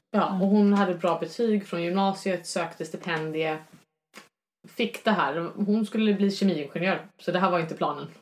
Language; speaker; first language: Swedish; native; Swedish